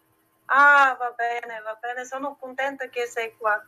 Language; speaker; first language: Italian; non-native, learner; Bulgarian